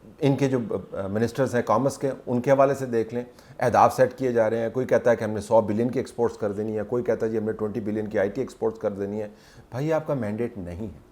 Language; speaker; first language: Urdu; non-native, local second language; Punjabi